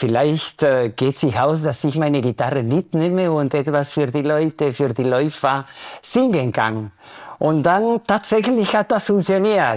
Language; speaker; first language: German; non-native, fluent; Spanish